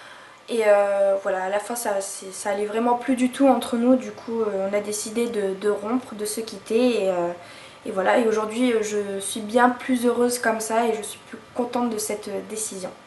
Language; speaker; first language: French; native; French